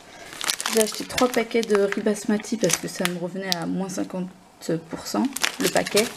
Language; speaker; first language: French; native; French